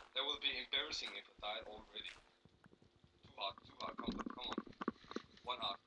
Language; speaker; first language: English; non-native, learner; Danish